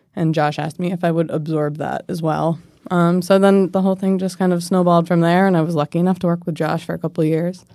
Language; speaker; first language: English; native; English